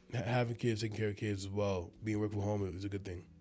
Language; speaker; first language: English; early bilingual, other home language; Yoruba